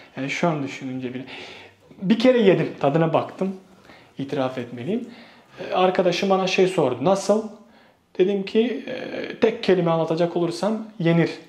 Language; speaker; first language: Turkish; non-native, fluent; Bosnian